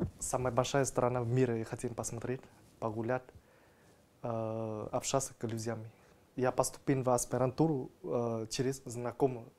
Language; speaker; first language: Russian; non-native, learner; Vietnamese